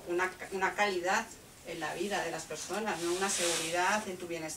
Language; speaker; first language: Spanish; native; Spanish